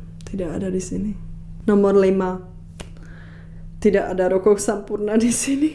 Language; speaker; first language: Indonesian; non-native, fluent; Czech